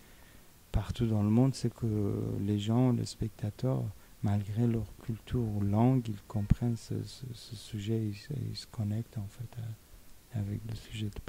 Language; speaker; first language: French; non-native, fluent; Persian